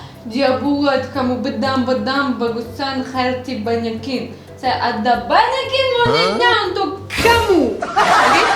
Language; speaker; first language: Indonesian; non-native, learner; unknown